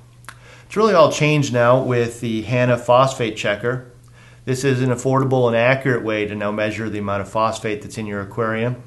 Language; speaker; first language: English; native; English